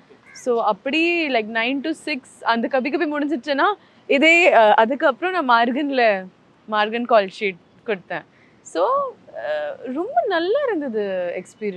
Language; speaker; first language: Tamil; non-native, local second language; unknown